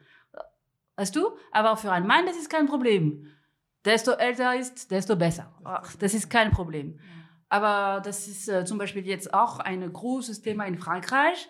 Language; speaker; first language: German; non-native, fluent; French